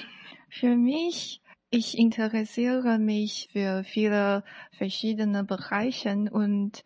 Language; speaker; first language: German; non-native, learner; Chinese